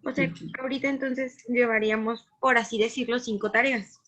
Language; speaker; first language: Spanish; native; Spanish